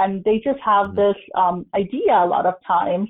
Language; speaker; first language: English; non-native, local second language; Urdu